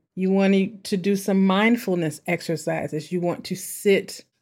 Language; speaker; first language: English; native; English